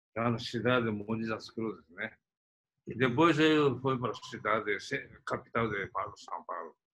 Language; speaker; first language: Portuguese; non-native, fluent; Japanese